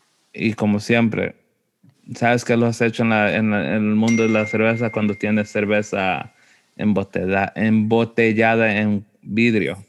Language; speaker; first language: Spanish; early bilingual, heritage; Spanish